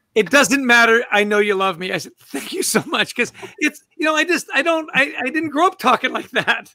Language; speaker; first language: English; native; English